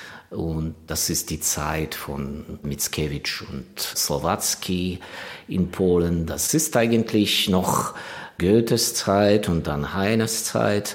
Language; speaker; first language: German; non-native, fluent; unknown